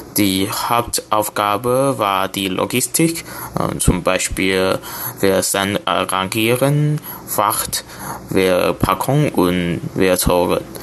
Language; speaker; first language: German; non-native, learner; Chinese